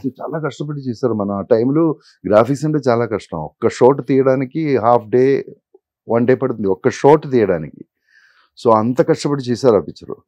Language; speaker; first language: Telugu; non-native, learner; Malayalam